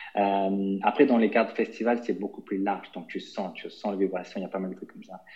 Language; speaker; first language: French; non-native, fluent; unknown